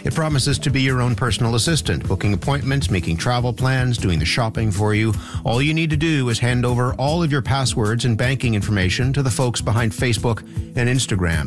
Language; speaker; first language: English; native; English